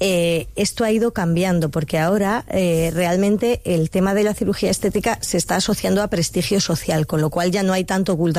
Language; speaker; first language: Spanish; native; Spanish